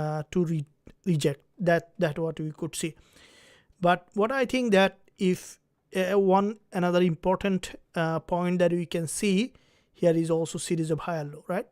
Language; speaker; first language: English; non-native, fluent; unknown